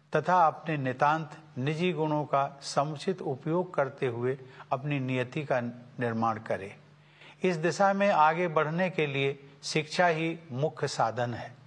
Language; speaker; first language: Hindi; native; Hindi